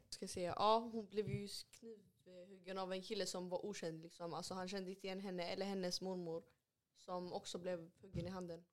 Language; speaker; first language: Swedish; early bilingual, other home language; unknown